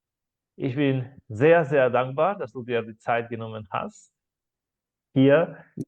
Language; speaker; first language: German; non-native, fluent; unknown